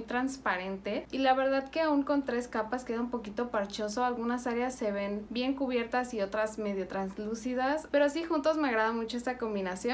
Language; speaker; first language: Spanish; native; Spanish